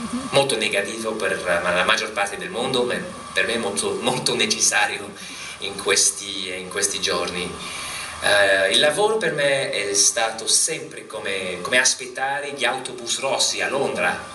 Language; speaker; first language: Italian; non-native, fluent; English